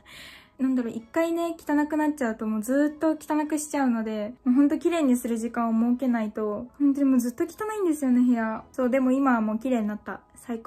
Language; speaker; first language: Japanese; native; Japanese